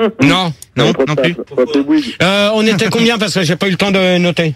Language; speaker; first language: French; native; French